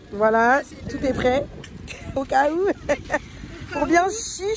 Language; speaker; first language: French; native; French